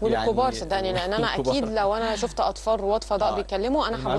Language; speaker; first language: Arabic; native; Arabic